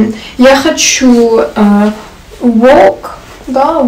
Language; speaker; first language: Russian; non-native, learner; English